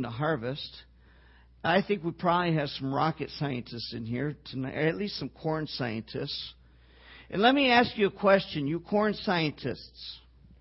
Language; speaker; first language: English; native; English